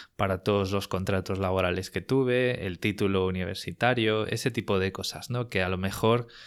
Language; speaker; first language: Spanish; native; Spanish